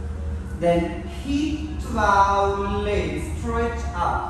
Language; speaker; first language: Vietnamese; non-native, learner; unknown